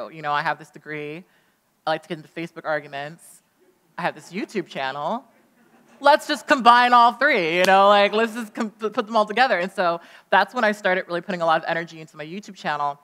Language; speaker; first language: English; native; English